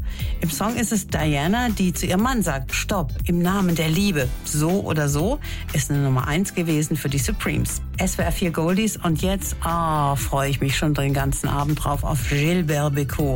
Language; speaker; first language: German; native; German